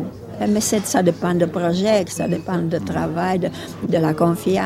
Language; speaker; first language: French; non-native, fluent; Czech